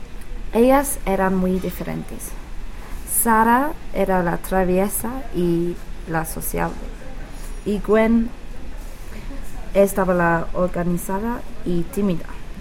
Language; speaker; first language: Spanish; non-native, learner; English